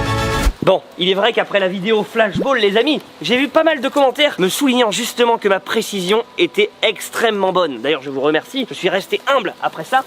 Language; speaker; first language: French; native; French